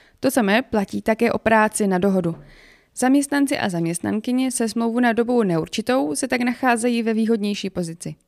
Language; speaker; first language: Czech; native; Czech